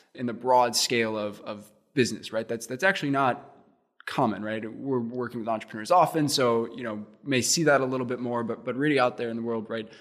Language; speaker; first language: English; native; English